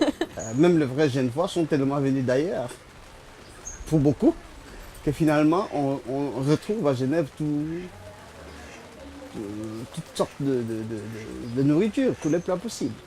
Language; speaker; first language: French; non-native, fluent; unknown